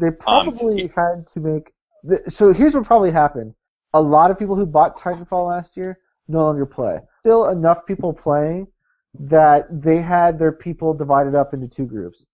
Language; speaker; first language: English; native; English